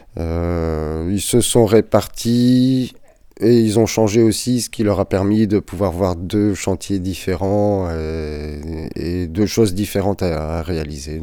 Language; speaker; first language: French; native; French